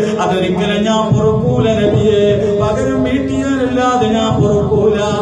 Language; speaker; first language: Malayalam; native; Malayalam